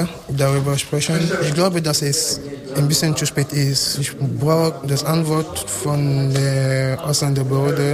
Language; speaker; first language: German; non-native, learner; French